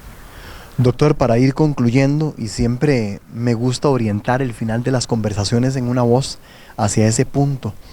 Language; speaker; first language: Spanish; native; Spanish